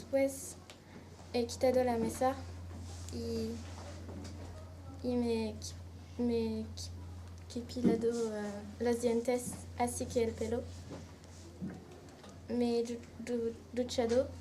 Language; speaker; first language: Spanish; non-native, learner; French